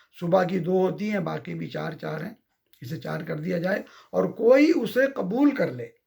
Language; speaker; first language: Urdu; native; Urdu